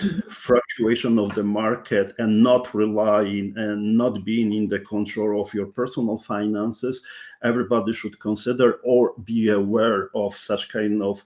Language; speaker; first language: English; non-native, fluent; Polish